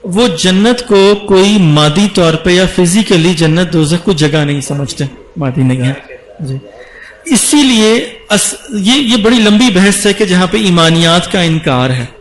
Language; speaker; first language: Urdu; non-native, local second language; Punjabi